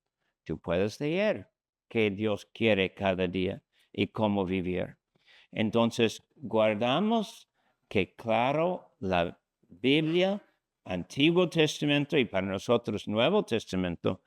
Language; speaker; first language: Spanish; non-native, fluent; English